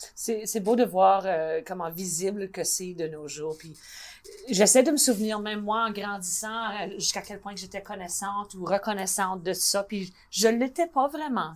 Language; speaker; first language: French; native; French